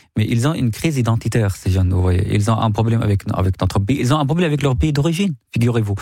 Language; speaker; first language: French; non-native, fluent; Arabic